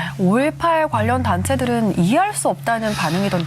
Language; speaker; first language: Korean; native; Korean